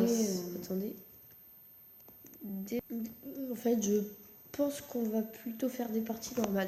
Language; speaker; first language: French; native; French